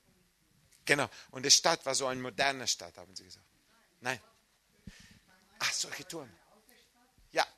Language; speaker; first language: German; non-native, fluent; English